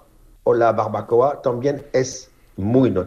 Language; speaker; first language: Spanish; non-native, learner; French